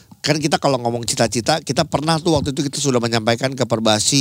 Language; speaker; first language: Indonesian; native; Indonesian